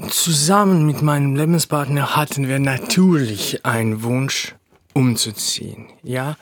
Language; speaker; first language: German; non-native, fluent; Russian